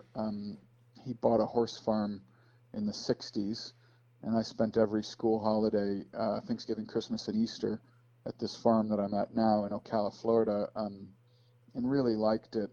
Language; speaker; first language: English; native; English